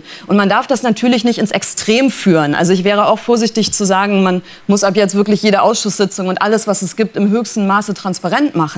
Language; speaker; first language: German; native; German